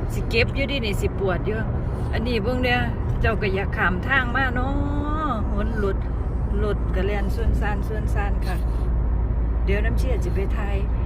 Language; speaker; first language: Thai; native; Thai